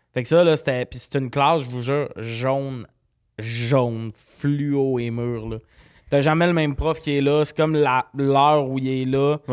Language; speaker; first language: French; native; French